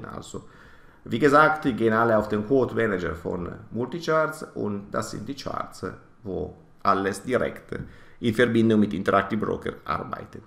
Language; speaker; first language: German; non-native, fluent; Italian